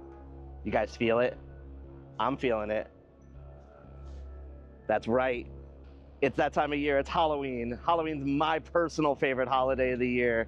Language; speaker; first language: English; native; English